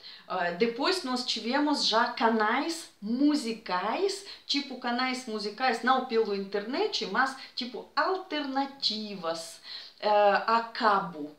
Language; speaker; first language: Portuguese; non-native, fluent; Russian